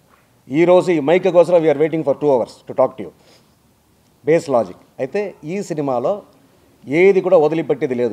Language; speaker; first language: Telugu; native; Telugu